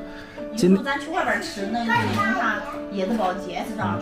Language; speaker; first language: Chinese; native; Chinese